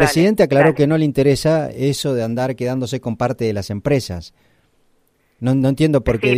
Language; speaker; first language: Spanish; native; Spanish